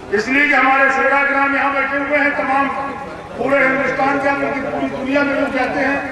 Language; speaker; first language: Hindi; native; Hindi